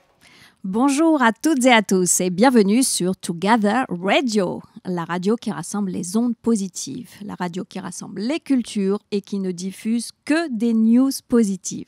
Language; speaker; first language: French; native; French